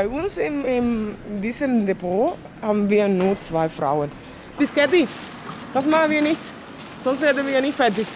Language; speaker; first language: German; non-native, fluent; Spanish